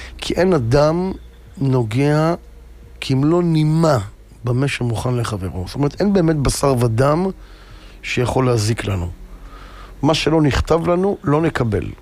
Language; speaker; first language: Hebrew; native; Hebrew